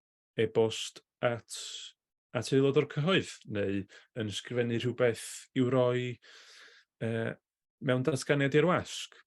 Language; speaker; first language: Welsh; native; Welsh